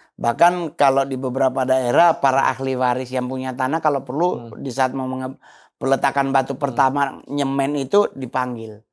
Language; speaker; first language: Indonesian; native; Indonesian